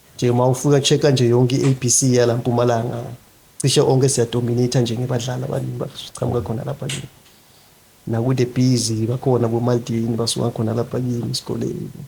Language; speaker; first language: Zulu; non-native, local second language; Swati